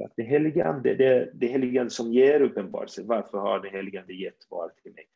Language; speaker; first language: Swedish; non-native, fluent; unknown